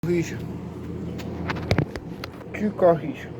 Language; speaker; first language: French; non-native, learner; Portuguese